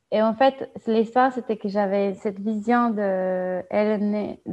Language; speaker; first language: French; non-native, fluent; Hebrew